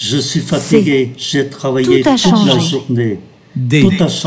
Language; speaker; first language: French; non-native, fluent; Vietnamese